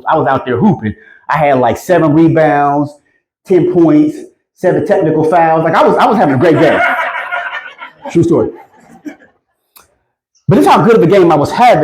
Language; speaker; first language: English; native; English